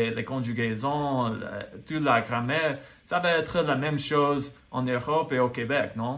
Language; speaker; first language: French; non-native, learner; English